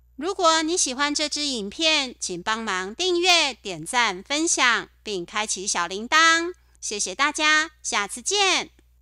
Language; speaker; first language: Chinese; non-native, fluent; Japanese